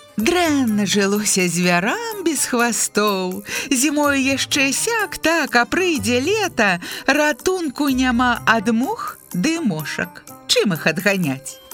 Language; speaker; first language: Belarusian; native; Belarusian